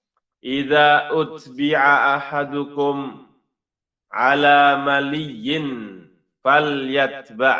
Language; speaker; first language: Arabic; non-native, fluent; Indonesian